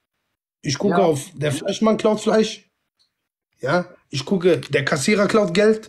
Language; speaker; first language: German; non-native, fluent; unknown